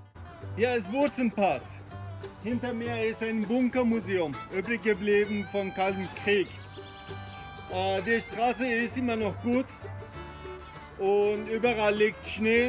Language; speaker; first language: German; non-native, fluent; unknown